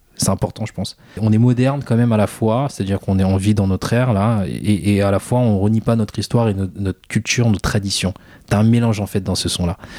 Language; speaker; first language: French; early bilingual, other home language; Khmer